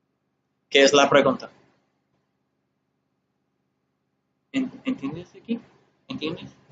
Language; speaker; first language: Spanish; non-native, learner; English